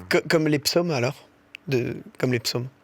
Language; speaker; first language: French; native; French